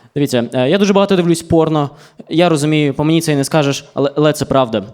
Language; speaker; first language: Ukrainian; non-native, local second language; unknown